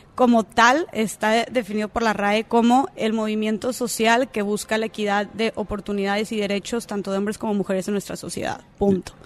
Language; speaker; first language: Spanish; native; Spanish